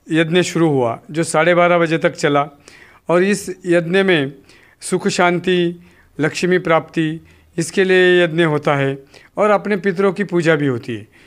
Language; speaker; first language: Hindi; non-native, local second language; Marathi